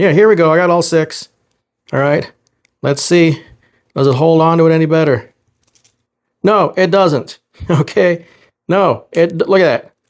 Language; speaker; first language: English; native; English